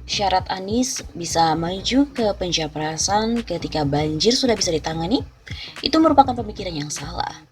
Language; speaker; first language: Indonesian; native; Indonesian